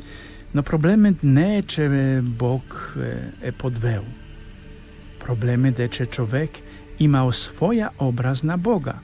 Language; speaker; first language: Bulgarian; non-native, fluent; Polish